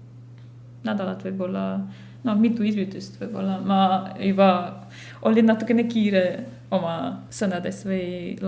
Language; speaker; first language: Estonian; non-native, fluent; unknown